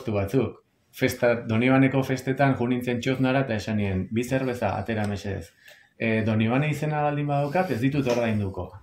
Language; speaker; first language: Basque; native; Basque